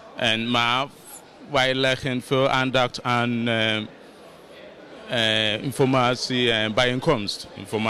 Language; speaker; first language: Dutch; non-native, fluent; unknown